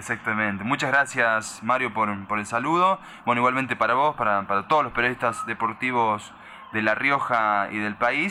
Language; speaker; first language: Spanish; native; Spanish